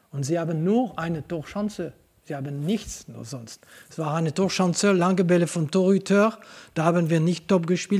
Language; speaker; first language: German; non-native, local second language; French